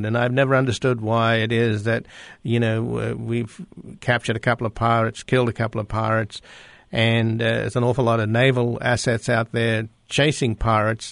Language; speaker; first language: English; native; English